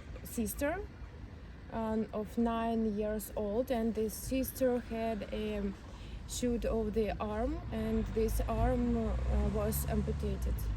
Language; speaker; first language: English; non-native, learner; Ukrainian